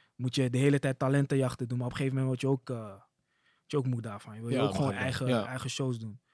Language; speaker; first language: Dutch; early bilingual, other home language; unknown